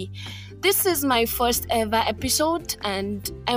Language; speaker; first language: English; non-native, local second language; Yoruba